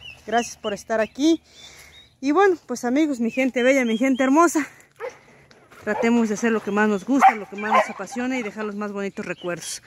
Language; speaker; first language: Spanish; native; Spanish